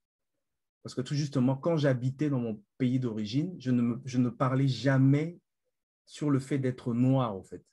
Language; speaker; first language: French; non-native, local second language; Lingala